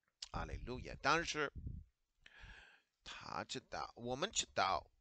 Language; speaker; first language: Cantonese; non-native, learner; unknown